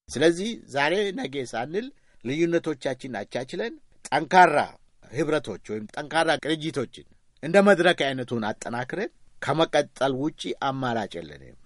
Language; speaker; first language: Amharic; non-native, local second language; Oromo